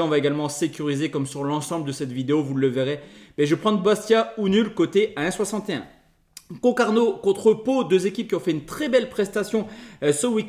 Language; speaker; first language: French; native; French